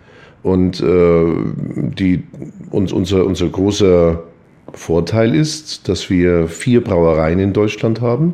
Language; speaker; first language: German; native; German